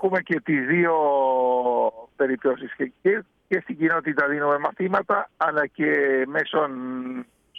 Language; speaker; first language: Greek; early bilingual, heritage; Spanish